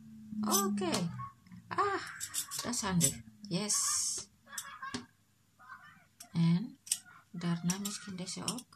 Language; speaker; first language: Dutch; non-native, learner; Indonesian